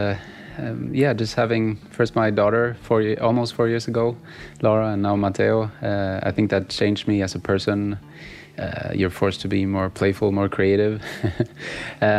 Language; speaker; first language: English; non-native, fluent; Swedish